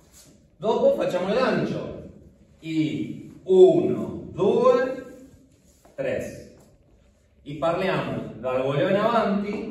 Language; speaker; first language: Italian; non-native, fluent; Spanish